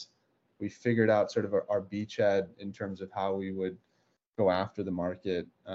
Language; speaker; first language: English; native; English